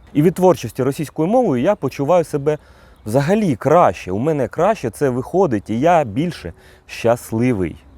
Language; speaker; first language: Ukrainian; native; Ukrainian